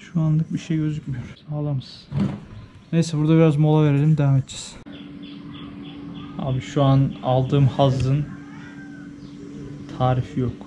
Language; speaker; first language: Turkish; native; Turkish